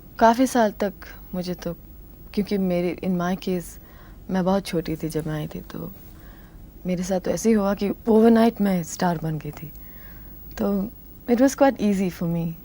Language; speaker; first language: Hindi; non-native, local second language; Tamil